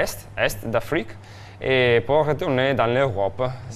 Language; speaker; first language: French; non-native, fluent; Italian